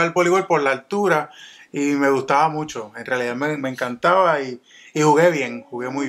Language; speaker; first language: Spanish; native; Spanish